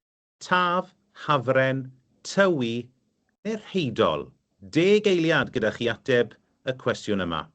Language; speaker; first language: Welsh; native; Welsh